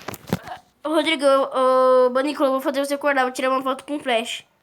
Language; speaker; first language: Portuguese; native; Portuguese